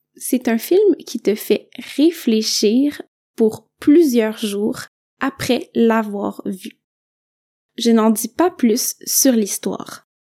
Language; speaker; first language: French; native; French